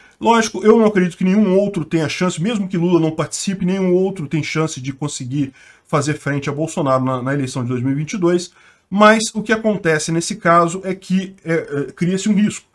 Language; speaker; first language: Portuguese; native; Portuguese